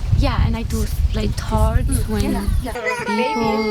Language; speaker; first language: English; non-native, learner; Arabic